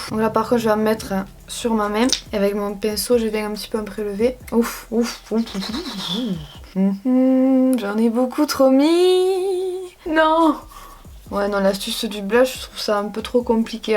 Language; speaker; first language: French; native; French